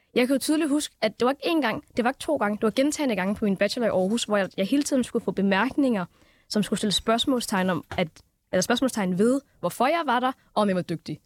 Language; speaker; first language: Danish; early bilingual, other home language; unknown